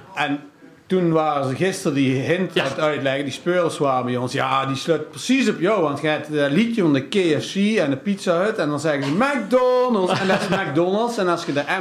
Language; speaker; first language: Dutch; native; Dutch